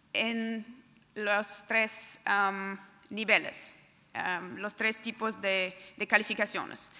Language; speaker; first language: Spanish; non-native, fluent; German